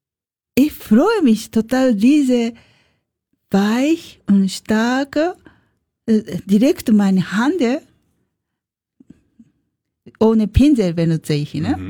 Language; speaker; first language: German; non-native, learner; Japanese